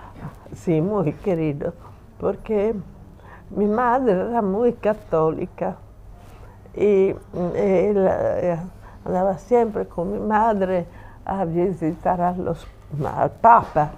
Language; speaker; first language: Spanish; non-native, fluent; Italian